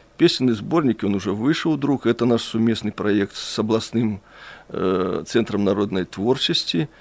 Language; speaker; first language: Belarusian; native; Belarusian